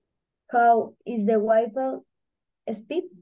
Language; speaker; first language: English; non-native, learner; Spanish